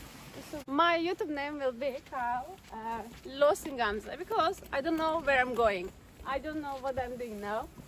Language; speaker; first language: English; non-native, learner; Turkish